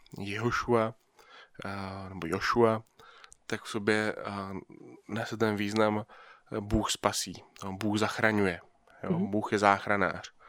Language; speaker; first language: Czech; native; Czech